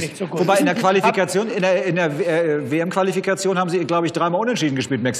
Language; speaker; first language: German; native; German